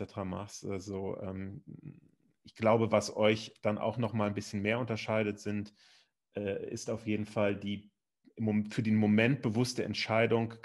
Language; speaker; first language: German; native; German